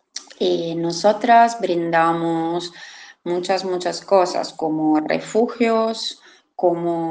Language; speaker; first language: Spanish; non-native, fluent; Italian